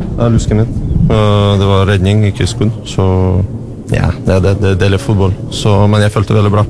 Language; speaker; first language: Norwegian; non-native, fluent; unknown